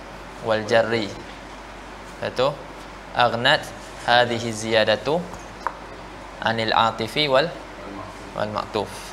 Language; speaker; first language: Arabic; non-native, fluent; Malay